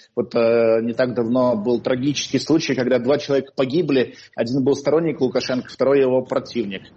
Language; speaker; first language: Russian; native; Russian